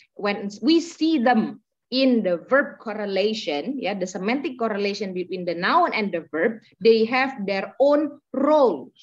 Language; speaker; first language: English; non-native, fluent; Indonesian